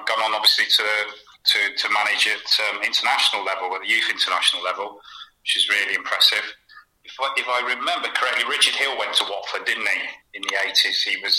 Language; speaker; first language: English; native; English